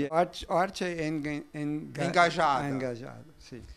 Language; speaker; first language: Portuguese; non-native, learner; English